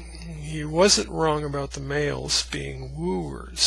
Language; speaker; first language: English; native; English